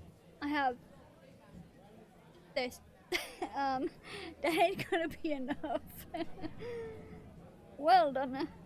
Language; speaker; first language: English; non-native, fluent; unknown